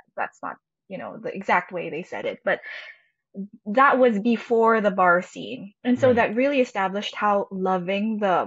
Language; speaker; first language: English; non-native, local second language; Filipino